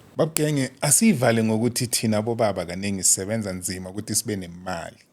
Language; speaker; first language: Zulu; non-native, local second language; South Ndebele